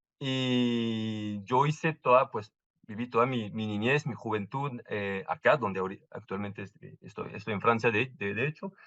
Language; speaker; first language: Spanish; non-native, fluent; French